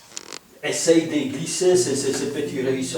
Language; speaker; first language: French; non-native, fluent; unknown